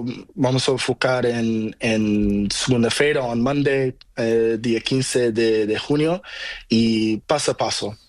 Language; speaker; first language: Spanish; non-native, learner; Portuguese